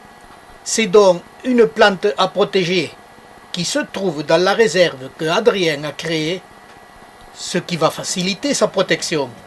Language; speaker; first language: French; native; French